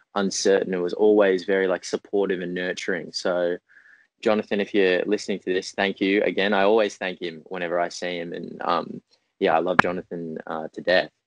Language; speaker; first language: English; native; English